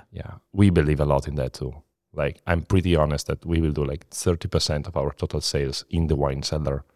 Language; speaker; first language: English; non-native, fluent; Italian